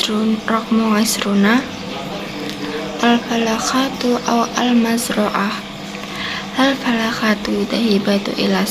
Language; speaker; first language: Arabic; non-native, learner; Indonesian